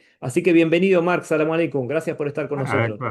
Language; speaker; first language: Spanish; native; Spanish